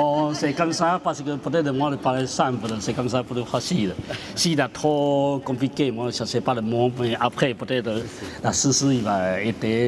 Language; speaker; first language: French; non-native, learner; Chinese